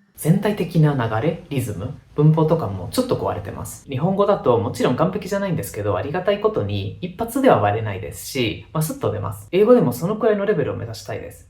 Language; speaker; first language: Japanese; non-native, fluent; Spanish